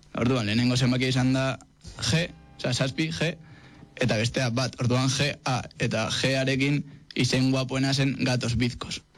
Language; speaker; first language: Basque; non-native, local second language; Spanish